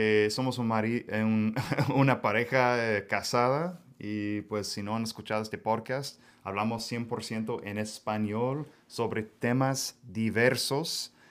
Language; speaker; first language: Spanish; non-native, fluent; English